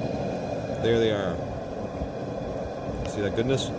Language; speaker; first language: English; native; English